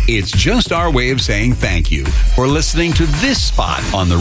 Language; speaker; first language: English; native; English